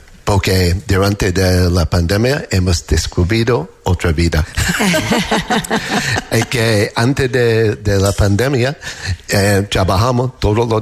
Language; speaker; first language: Spanish; non-native, fluent; English